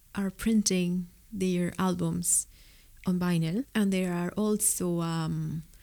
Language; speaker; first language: English; non-native, fluent; Spanish